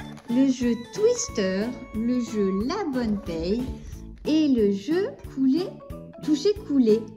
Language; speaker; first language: French; native; French